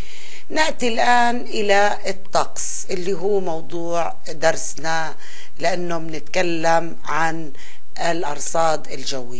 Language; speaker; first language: Arabic; native; Arabic